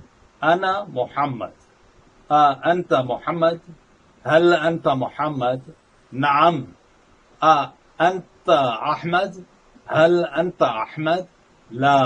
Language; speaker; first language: Arabic; non-native, fluent; Burmese